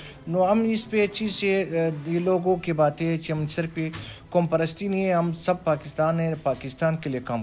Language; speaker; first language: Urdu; non-native, local second language; Pashto